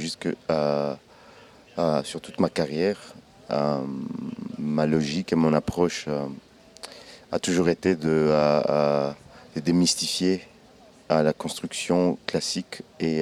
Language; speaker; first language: French; non-native, local second language; Kinyarwanda